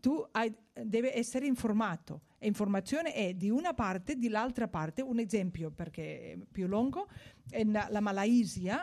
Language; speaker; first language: Italian; non-native, fluent; Spanish